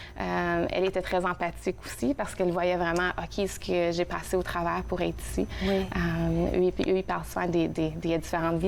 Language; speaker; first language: French; native; French